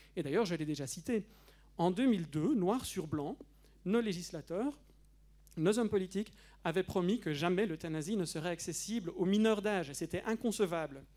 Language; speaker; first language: French; native; French